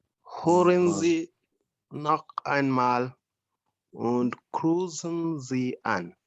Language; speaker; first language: German; non-native, learner; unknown